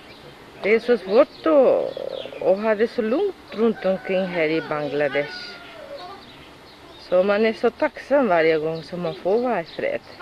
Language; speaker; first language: Swedish; non-native, fluent; Spanish